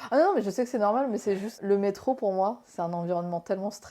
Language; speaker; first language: French; native; French